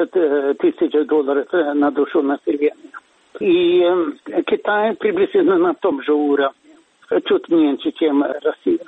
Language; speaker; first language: Russian; non-native, fluent; Swedish